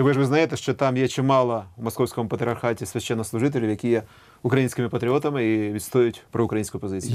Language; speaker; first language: Ukrainian; native; Ukrainian